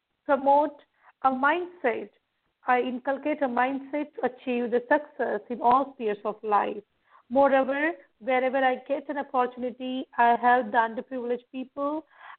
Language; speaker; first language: English; non-native, local second language; Marathi